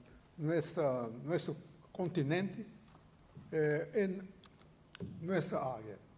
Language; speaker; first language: Spanish; non-native, fluent; Portuguese